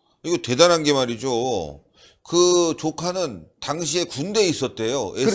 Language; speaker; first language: Korean; native; Korean